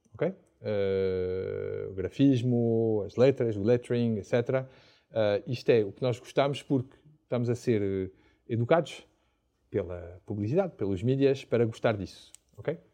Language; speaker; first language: Portuguese; non-native, fluent; French